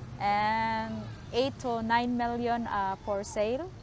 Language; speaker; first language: English; non-native, local second language; Cebuano